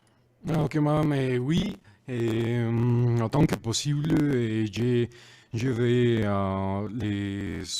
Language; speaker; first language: French; non-native, learner; Spanish